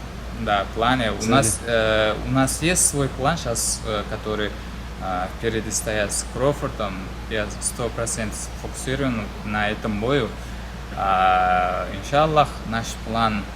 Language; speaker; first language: Russian; non-native, learner; Uzbek